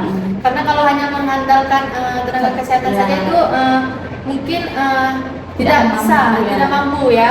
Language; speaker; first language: Indonesian; native; Indonesian